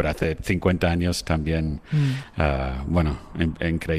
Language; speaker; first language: Spanish; non-native, fluent; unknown